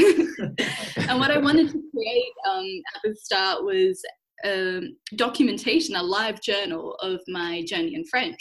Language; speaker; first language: English; native; English